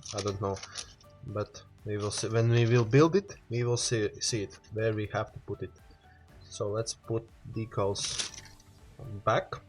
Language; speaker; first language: English; non-native, learner; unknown